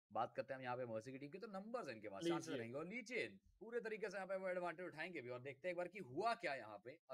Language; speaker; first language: Hindi; native; Hindi